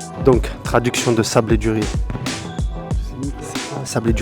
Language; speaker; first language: French; native; French